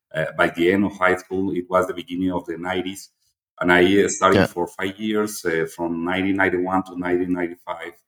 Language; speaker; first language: English; non-native, fluent; Spanish